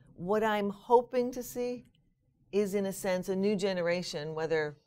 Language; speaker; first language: English; native; English